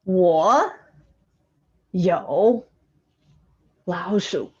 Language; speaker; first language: Chinese; non-native, fluent; English